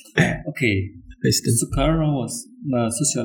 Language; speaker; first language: English; non-native, learner; Indonesian